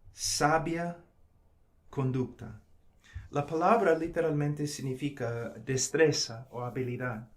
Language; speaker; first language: Spanish; non-native, fluent; English